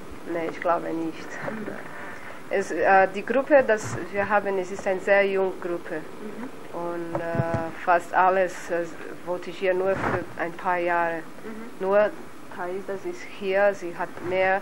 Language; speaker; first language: German; non-native, learner; Portuguese